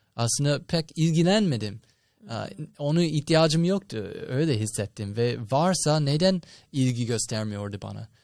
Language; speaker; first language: Turkish; non-native, fluent; English